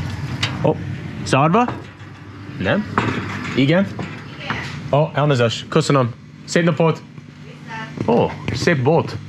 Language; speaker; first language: Hungarian; non-native, learner; English